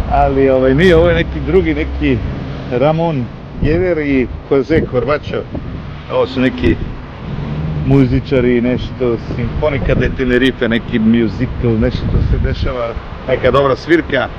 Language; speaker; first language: Serbian; native; Serbian